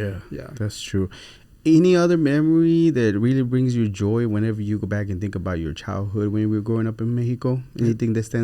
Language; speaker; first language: English; early bilingual, other home language; Spanish